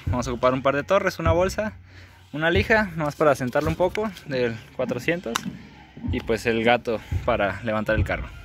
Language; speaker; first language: Spanish; native; Spanish